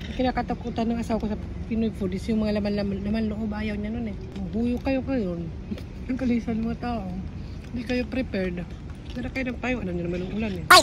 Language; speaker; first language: Filipino; native; Filipino